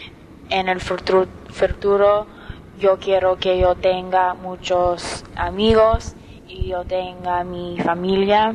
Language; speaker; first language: Spanish; non-native, learner; English